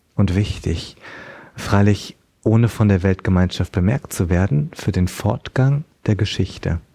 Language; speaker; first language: German; native; German